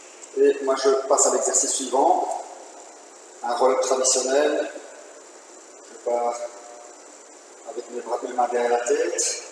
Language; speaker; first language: French; native; French